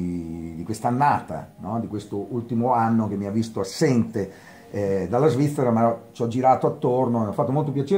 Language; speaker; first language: Italian; native; Italian